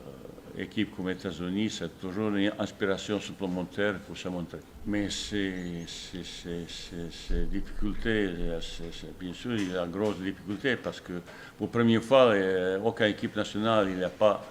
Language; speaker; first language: French; non-native, fluent; Bosnian